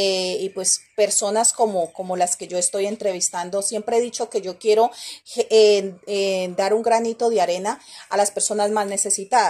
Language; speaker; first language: Spanish; native; Spanish